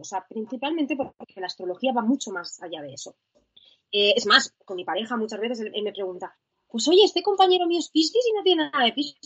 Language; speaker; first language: Spanish; native; Spanish